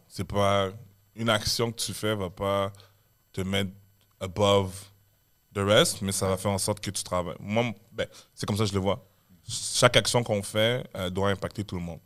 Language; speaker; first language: French; native; French